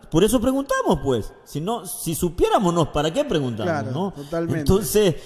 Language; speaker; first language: Spanish; native; Spanish